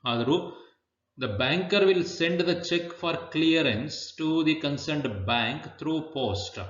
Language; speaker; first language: English; non-native, local second language; Kannada